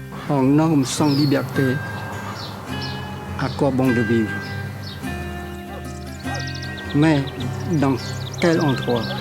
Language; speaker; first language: French; non-native, fluent; Khmer